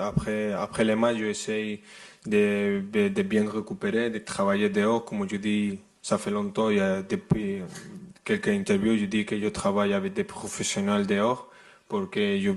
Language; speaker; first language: French; non-native, fluent; Spanish